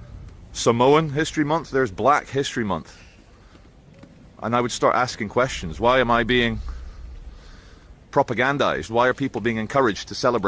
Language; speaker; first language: English; native; English